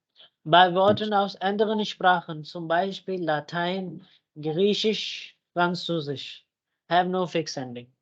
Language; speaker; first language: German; non-native, fluent; Urdu